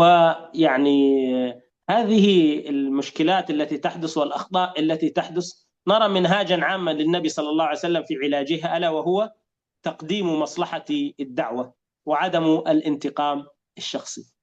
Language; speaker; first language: Arabic; native; Arabic